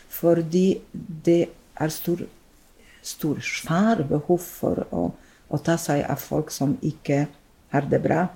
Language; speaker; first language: Norwegian; non-native, fluent; Polish